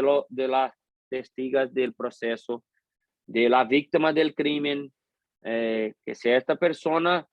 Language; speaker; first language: Spanish; non-native, fluent; Portuguese